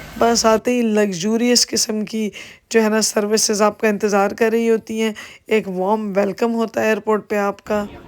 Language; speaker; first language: Urdu; native; Urdu